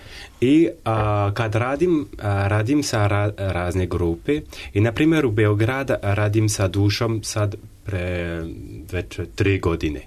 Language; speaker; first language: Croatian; non-native, learner; French